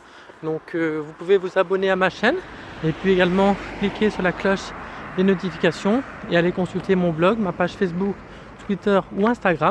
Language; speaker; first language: French; native; French